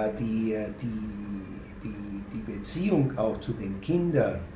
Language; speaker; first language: German; non-native, fluent; Spanish